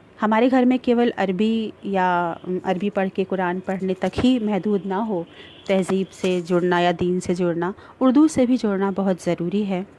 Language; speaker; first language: Hindi; native; Hindi